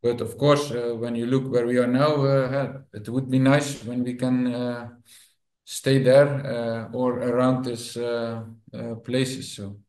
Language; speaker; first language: English; non-native, fluent; Dutch